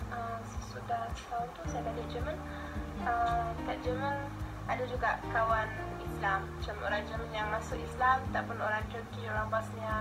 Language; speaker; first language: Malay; non-native, fluent; German